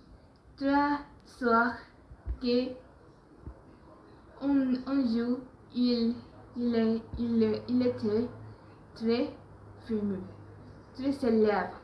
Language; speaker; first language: French; non-native, learner; Spanish